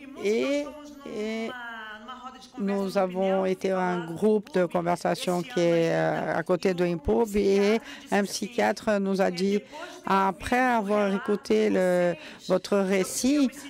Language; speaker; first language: French; non-native, fluent; Portuguese